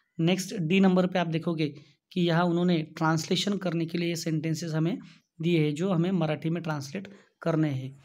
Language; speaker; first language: Hindi; non-native, local second language; Marathi